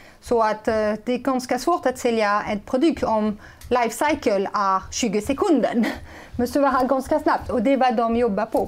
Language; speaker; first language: Swedish; non-native, fluent; French